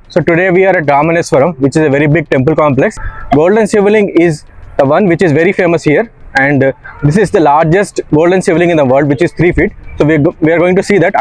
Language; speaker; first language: English; non-native, local second language; Telugu